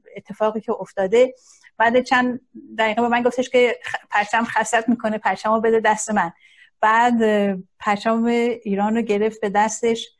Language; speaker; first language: Persian; non-native, local second language; Azerbaijani